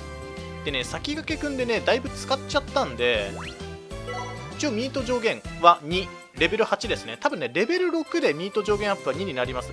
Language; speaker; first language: Japanese; native; Japanese